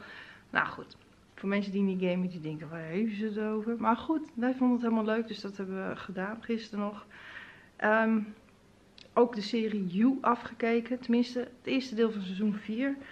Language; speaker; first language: Dutch; native; Dutch